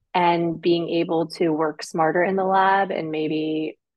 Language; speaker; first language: English; native; English